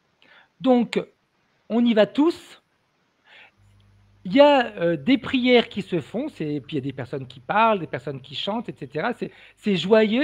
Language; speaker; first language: French; native; French